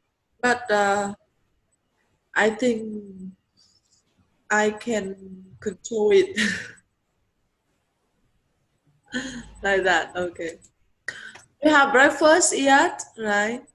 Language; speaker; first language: English; non-native, learner; Vietnamese